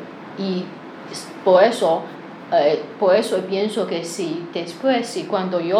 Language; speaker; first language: Spanish; non-native, learner; Chinese